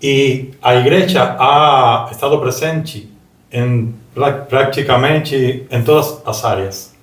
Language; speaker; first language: Portuguese; non-native, learner; Spanish